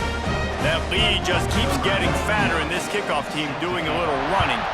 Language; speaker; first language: English; native; English